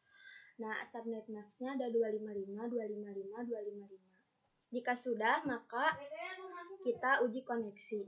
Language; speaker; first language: Indonesian; native; Indonesian